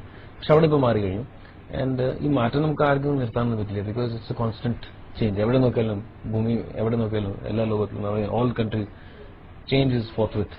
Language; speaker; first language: Malayalam; early bilingual, heritage; Malayalam